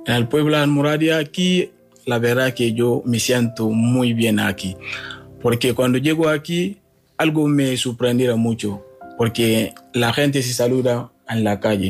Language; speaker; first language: Spanish; non-native, learner; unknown